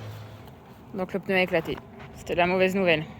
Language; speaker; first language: French; native; French